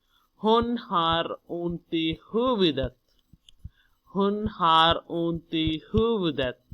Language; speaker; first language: Swedish; non-native, learner; Urdu